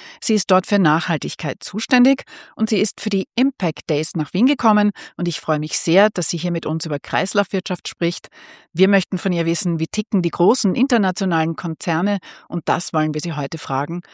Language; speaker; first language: German; native; German